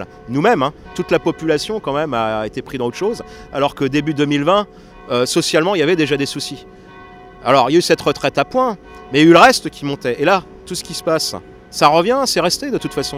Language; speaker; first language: French; native; French